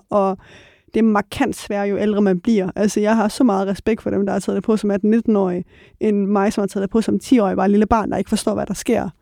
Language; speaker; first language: Danish; early bilingual, other home language; Persian